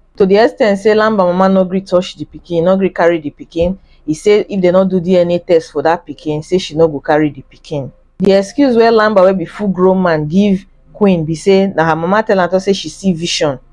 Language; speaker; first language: Nigerian Pidgin; native; Nigerian Pidgin